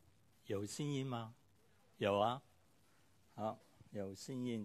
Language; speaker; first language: Chinese; non-native, local second language; Cantonese